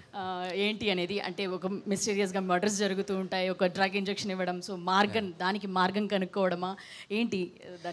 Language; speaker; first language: Telugu; native; Telugu